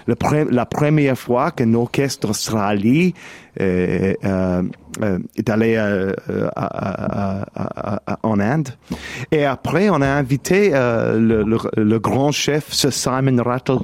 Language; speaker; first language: French; non-native, learner; English